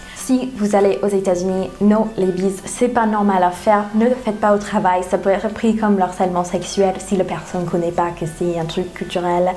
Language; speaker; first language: French; non-native, fluent; English